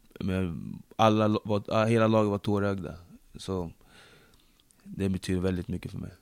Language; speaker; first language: Swedish; early bilingual, other home language; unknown